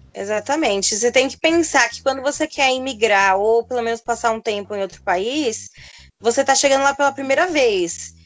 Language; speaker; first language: Portuguese; native; Portuguese